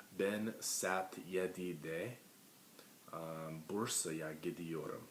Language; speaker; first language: Turkish; non-native, learner; English